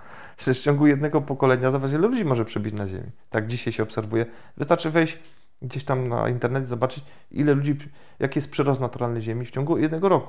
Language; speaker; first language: Polish; native; Polish